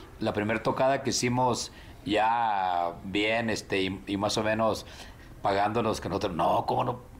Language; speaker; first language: Spanish; native; Spanish